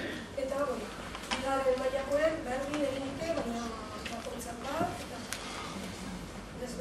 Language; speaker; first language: Basque; non-native, local second language; Spanish